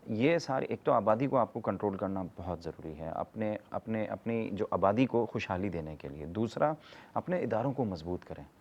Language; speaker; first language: Urdu; native; Urdu